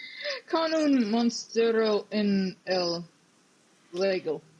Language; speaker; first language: Spanish; non-native, learner; English